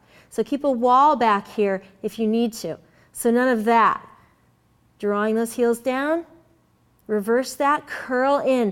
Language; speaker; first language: English; native; English